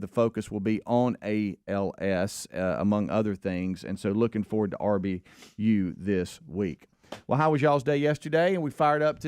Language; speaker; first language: English; native; English